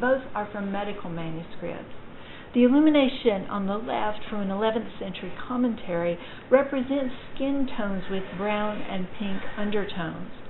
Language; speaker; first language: English; native; English